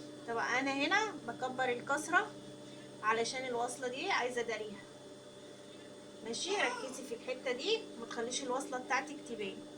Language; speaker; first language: Arabic; native; Arabic